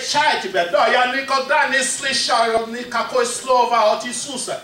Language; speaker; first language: Russian; non-native, fluent; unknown